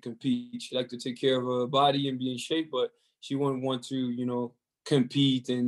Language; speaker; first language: English; non-native, fluent; French